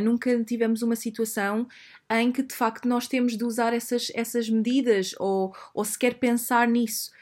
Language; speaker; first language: Portuguese; native; Portuguese